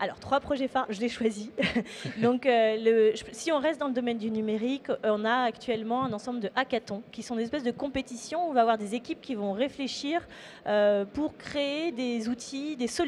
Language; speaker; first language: French; native; French